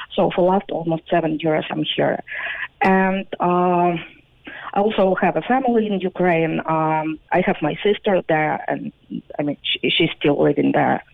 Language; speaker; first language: English; non-native, fluent; Ukrainian